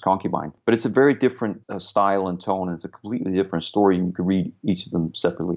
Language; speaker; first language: English; non-native, fluent; Danish